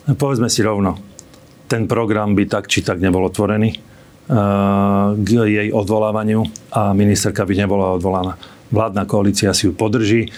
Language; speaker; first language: Slovak; native; Slovak